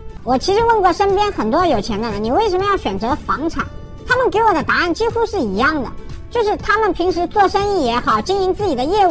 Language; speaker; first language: Chinese; native; Chinese